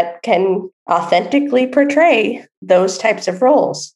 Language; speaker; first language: English; native; English